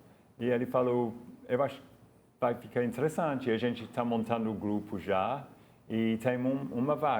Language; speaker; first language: Portuguese; non-native, fluent; English